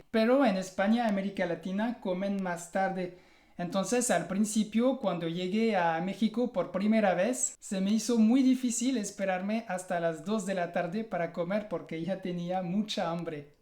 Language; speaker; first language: Spanish; non-native, fluent; French